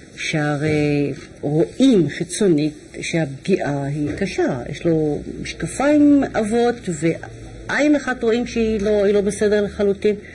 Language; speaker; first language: Hebrew; native; Hebrew